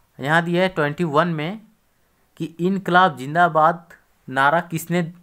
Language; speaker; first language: Hindi; native; Hindi